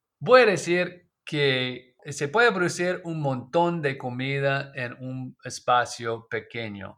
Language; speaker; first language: Spanish; non-native, learner; English